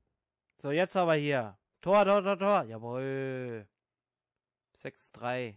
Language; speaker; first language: German; native; German